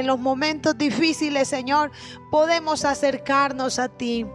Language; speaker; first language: Spanish; native; Spanish